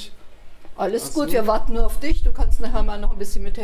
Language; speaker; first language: German; native; German